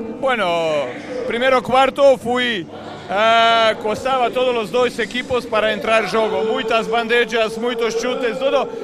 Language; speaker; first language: Spanish; non-native, fluent; Croatian